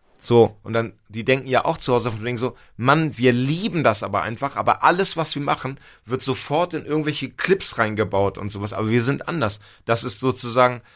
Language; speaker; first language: German; native; German